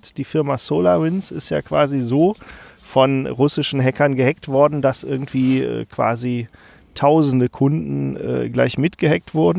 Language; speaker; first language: German; native; German